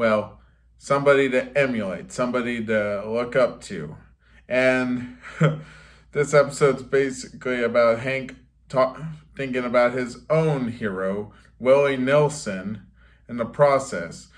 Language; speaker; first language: English; native; English